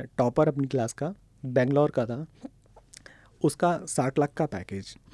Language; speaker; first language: Hindi; native; Hindi